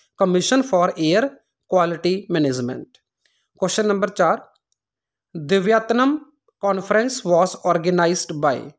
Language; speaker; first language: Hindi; non-native, local second language; Punjabi